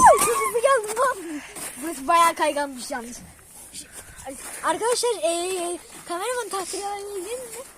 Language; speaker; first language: Turkish; native; Turkish